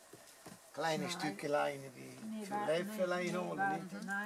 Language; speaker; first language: German; non-native, learner; Italian